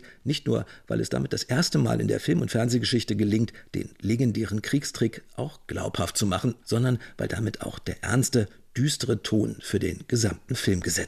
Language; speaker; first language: German; native; German